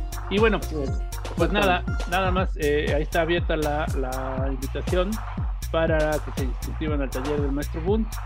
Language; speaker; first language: Spanish; native; Spanish